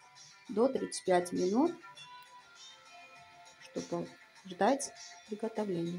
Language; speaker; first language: Russian; non-native, fluent; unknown